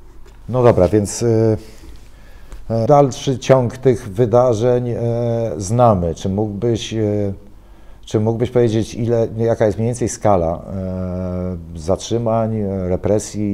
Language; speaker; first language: Polish; native; Polish